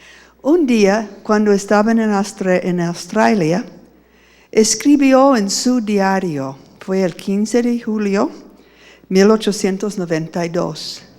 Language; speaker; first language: Spanish; non-native, fluent; English